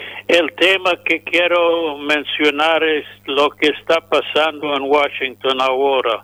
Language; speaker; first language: Spanish; non-native, fluent; English